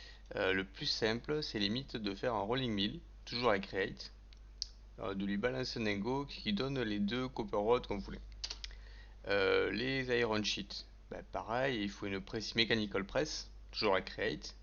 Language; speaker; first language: French; native; French